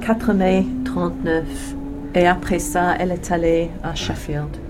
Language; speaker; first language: French; non-native, learner; English